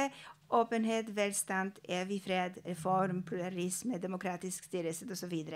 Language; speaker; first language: Norwegian; non-native, fluent; Polish